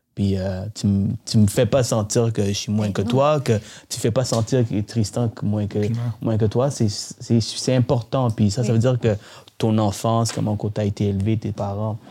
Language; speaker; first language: French; early bilingual, other home language; Tamil